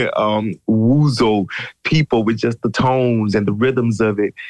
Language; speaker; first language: English; native; English